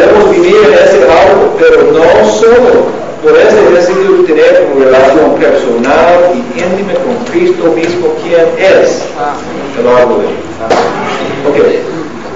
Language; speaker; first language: Spanish; non-native, learner; English